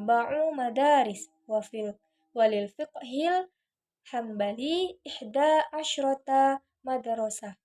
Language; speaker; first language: Arabic; non-native, learner; Indonesian